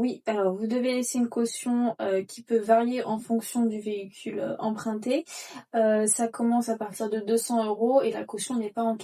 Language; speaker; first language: French; native; French